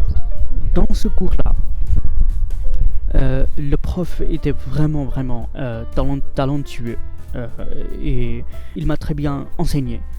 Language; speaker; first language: French; non-native, fluent; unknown